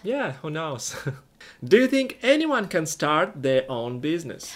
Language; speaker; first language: English; non-native, fluent; Russian